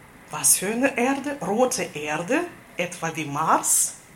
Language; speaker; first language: German; non-native, fluent; Russian